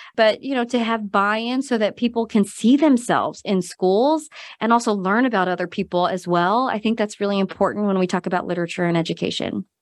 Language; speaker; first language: English; native; English